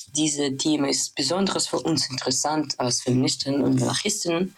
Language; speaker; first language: German; non-native, fluent; Russian